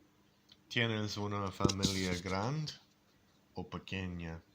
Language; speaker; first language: Spanish; non-native, learner; English